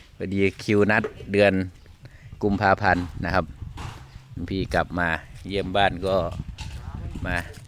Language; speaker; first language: Thai; native; Thai